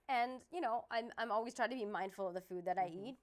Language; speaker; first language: English; native; English